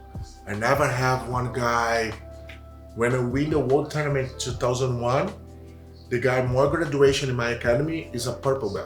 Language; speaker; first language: English; non-native, learner; Portuguese